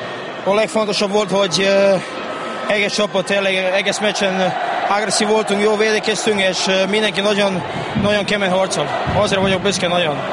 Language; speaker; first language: Hungarian; non-native, learner; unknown